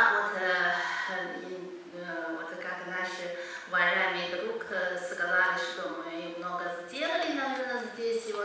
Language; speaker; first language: Russian; non-native, learner; Chinese